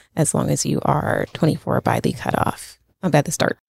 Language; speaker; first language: English; native; English